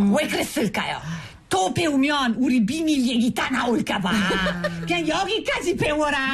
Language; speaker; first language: Korean; non-native, fluent; Italian